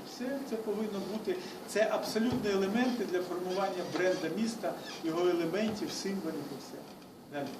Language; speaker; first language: Ukrainian; non-native, local second language; Russian